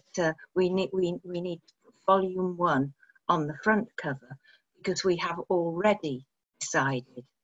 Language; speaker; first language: English; native; English